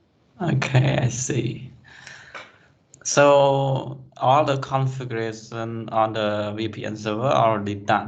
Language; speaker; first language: English; non-native, fluent; Khmer